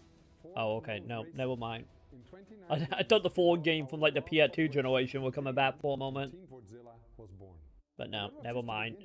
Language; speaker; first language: English; native; English